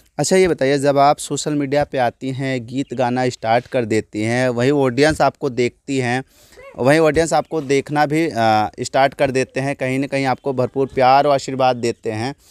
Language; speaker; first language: Hindi; native; Hindi